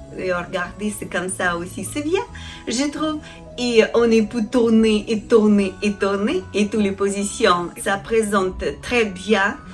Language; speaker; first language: French; non-native, learner; Ukrainian